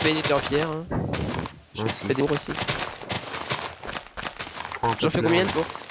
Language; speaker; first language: French; native; French